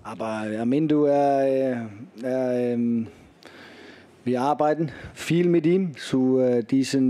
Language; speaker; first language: German; non-native, fluent; Danish